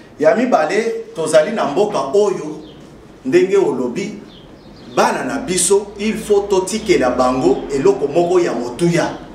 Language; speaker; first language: Lingala; non-native, local second language; Luba-Lulua